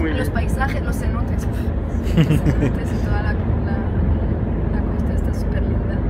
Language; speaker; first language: Spanish; non-native, fluent; French